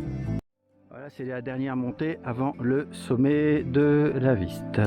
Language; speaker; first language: French; native; French